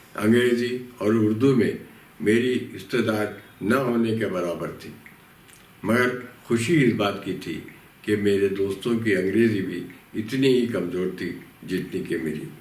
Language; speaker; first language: Urdu; native; Urdu